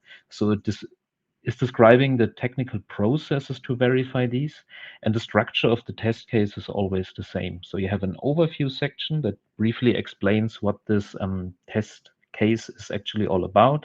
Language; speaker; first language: English; non-native, fluent; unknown